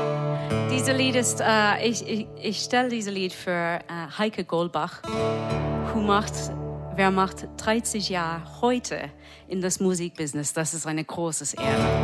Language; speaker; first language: German; non-native, learner; English